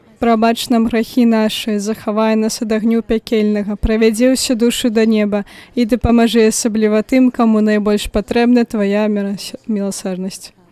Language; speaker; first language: Belarusian; native; Belarusian